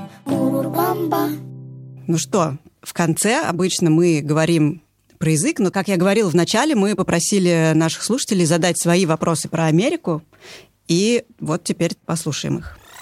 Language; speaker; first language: Russian; native; Russian